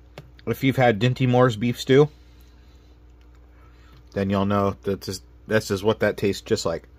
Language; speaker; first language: English; native; English